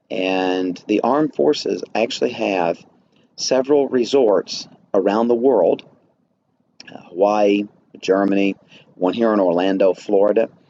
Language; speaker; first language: English; native; English